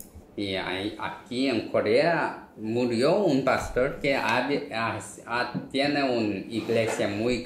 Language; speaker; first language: Spanish; non-native, learner; Korean